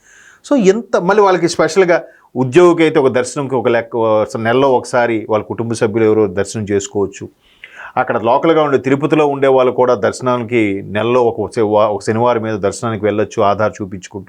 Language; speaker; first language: Telugu; native; Telugu